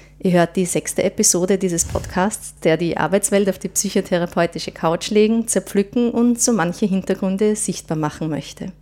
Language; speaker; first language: German; native; German